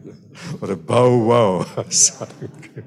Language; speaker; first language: German; non-native, fluent; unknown